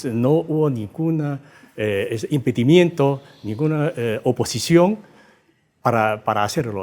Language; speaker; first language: Spanish; non-native, fluent; Chinese